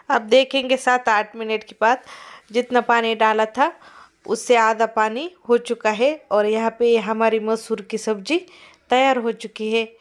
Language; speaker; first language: Hindi; non-native, local second language; Marathi